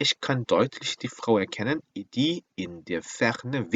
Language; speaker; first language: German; non-native, fluent; Korean